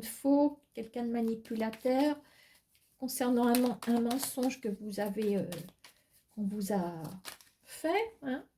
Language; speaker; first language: French; native; French